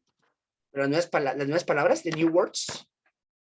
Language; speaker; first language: Spanish; native; Spanish